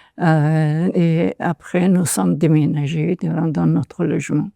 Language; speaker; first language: French; non-native, learner; Persian